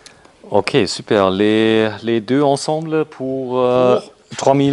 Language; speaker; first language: French; non-native, learner; German